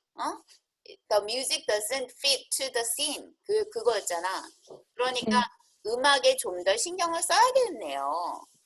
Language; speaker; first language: Korean; native; Korean